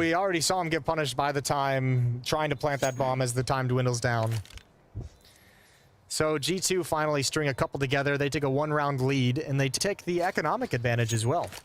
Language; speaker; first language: English; native; English